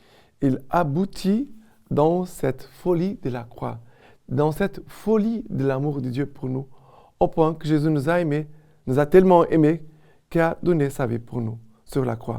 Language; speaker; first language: French; non-native, fluent; Portuguese